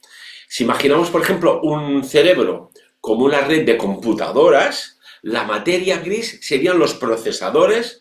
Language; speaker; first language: Spanish; non-native, local second language; Catalan